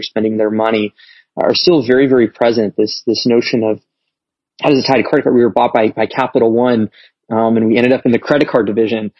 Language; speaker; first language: English; native; English